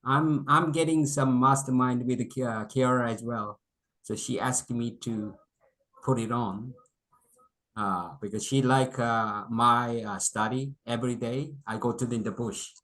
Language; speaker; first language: English; non-native, local second language; Korean